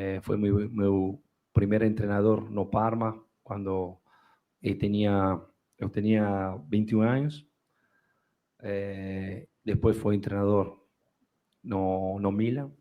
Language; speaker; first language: Portuguese; non-native, fluent; Spanish